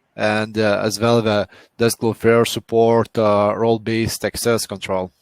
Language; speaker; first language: English; non-native, fluent; Lithuanian